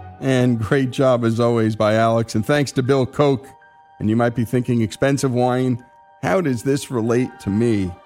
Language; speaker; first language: English; native; English